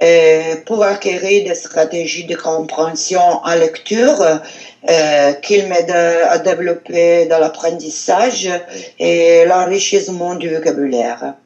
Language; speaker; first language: French; non-native, learner; Italian